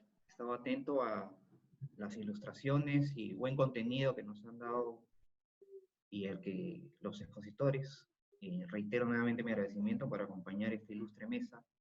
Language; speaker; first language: Spanish; native; Spanish